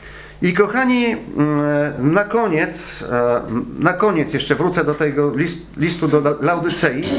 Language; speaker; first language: Polish; native; Polish